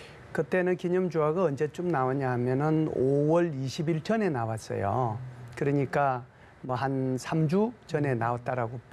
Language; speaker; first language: Korean; native; Korean